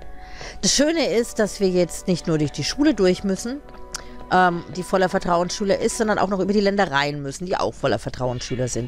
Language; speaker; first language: German; native; German